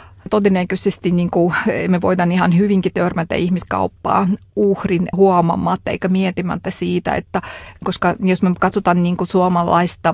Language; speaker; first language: Finnish; non-native, fluent; Russian